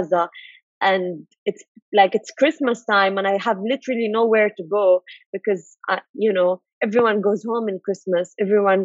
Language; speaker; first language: English; non-native, fluent; Arabic